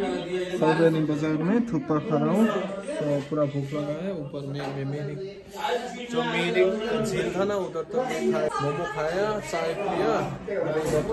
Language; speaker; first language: Hindi; non-native, local second language; Nepali